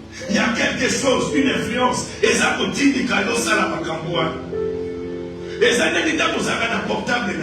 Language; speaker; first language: French; non-native, local second language; Lingala